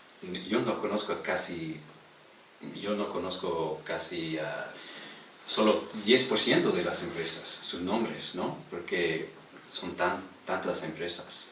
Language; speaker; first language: Spanish; non-native, fluent; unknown